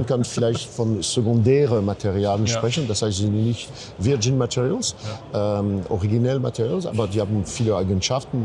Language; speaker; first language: German; non-native, fluent; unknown